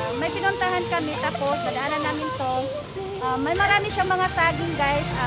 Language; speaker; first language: Filipino; non-native, local second language; Cebuano